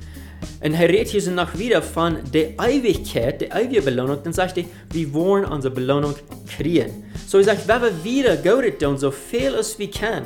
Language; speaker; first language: German; non-native, learner; Afrikaans